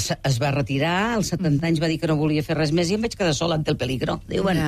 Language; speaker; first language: Catalan; native; Catalan